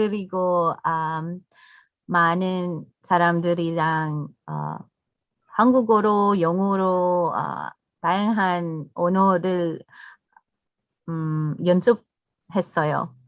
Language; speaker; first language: Korean; non-native, learner; English